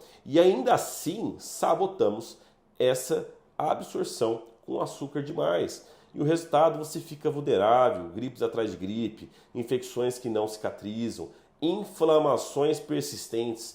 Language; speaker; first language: Portuguese; native; Portuguese